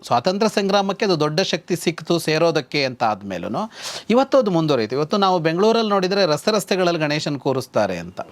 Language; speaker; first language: Kannada; native; Kannada